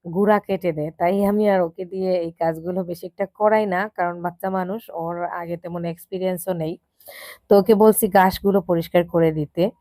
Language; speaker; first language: Bangla; non-native, local second language; Sylheti